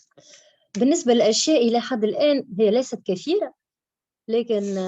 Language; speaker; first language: Arabic; native; Arabic